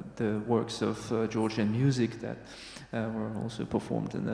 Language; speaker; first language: English; non-native, fluent; Georgian